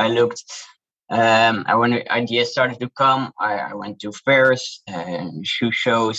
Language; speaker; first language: English; non-native, fluent; Dutch